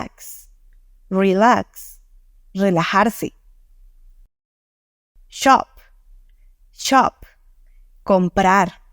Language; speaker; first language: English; non-native, fluent; Spanish